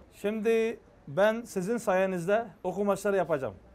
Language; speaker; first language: Turkish; native; Turkish